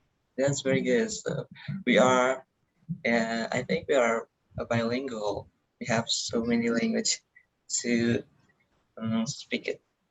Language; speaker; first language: English; non-native, learner; Indonesian